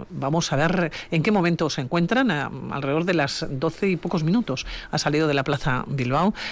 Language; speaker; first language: Spanish; native; Spanish